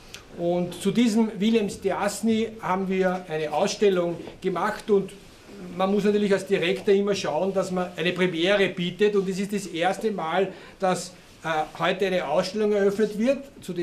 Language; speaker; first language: German; native; German